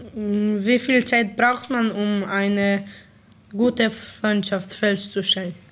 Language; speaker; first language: German; early bilingual, other home language; Polish